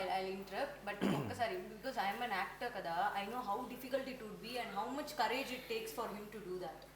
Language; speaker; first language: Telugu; non-native, learner; Tamil